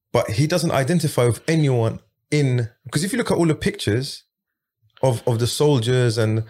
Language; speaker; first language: English; early bilingual, other home language; Arabic